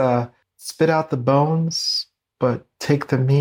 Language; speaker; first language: English; native; English